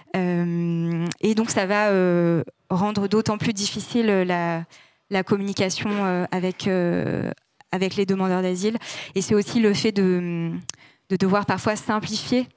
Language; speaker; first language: French; native; French